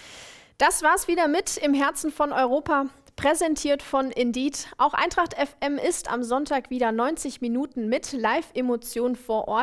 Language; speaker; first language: German; native; German